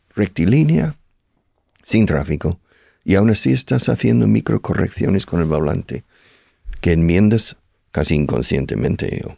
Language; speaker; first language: Spanish; non-native, fluent; English